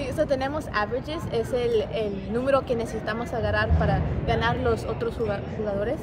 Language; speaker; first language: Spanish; early bilingual, heritage; Spanish